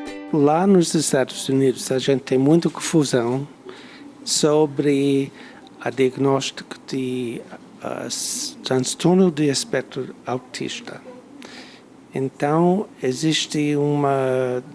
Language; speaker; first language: Portuguese; non-native, fluent; English